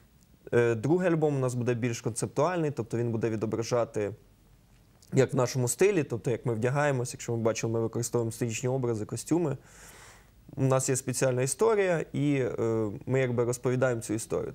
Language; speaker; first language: Ukrainian; native; Ukrainian